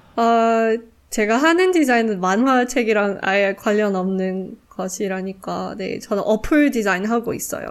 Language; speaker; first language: Korean; non-native, fluent; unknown